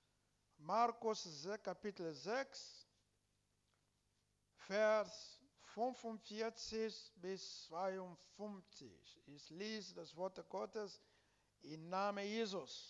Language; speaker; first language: German; non-native, learner; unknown